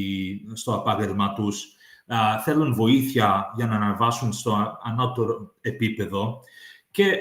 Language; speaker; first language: Greek; early bilingual, heritage; English